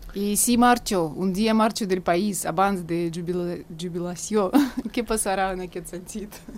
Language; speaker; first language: Catalan; non-native, fluent; Russian